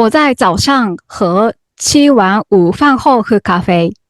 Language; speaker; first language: Chinese; non-native, learner; Japanese